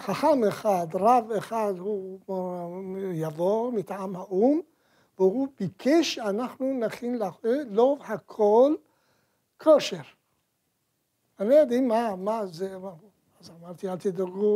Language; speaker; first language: Hebrew; non-native, fluent; Persian